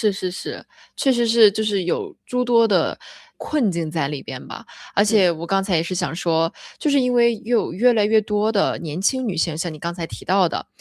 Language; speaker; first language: Chinese; native; Chinese